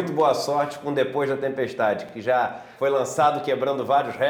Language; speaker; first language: Portuguese; native; Portuguese